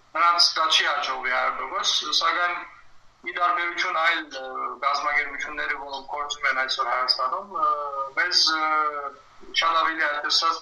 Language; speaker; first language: Armenian; early bilingual, heritage; Armenian